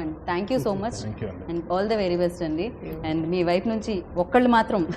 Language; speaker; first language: Telugu; native; Telugu